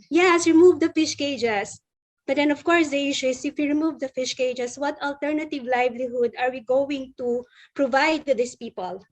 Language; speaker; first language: English; non-native, local second language; Filipino